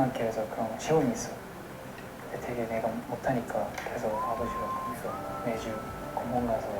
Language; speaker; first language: Korean; non-native, fluent; Japanese